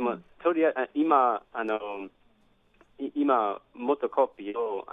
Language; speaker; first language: Japanese; non-native, fluent; English